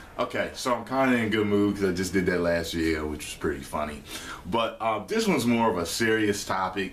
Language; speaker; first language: English; native; English